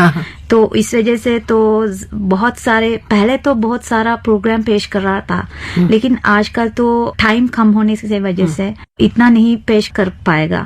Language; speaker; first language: Hindi; non-native, fluent; Sinhala